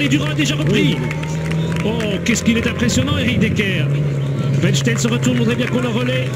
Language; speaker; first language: French; native; French